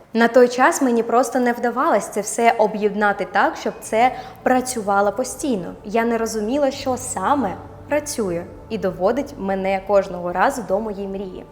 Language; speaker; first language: Ukrainian; non-native, local second language; Russian